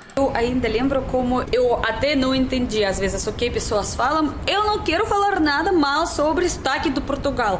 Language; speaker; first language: Portuguese; non-native, learner; Russian